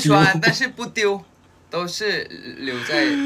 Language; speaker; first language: Chinese; non-native, learner; Thai